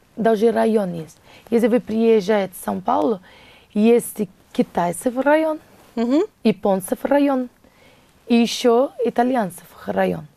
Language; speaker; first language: Russian; non-native, fluent; Portuguese